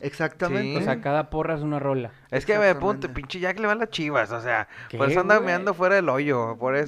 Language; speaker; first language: Spanish; native; Spanish